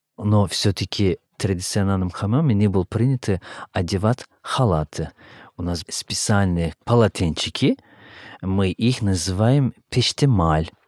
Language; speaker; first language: Russian; non-native, fluent; Turkish